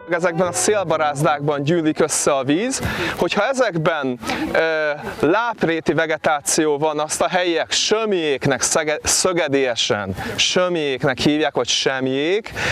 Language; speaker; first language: Hungarian; native; Hungarian